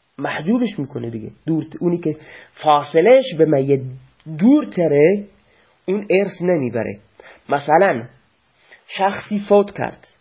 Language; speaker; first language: Persian; non-native, local second language; Baluchi